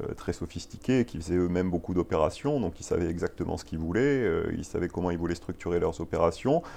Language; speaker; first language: French; native; French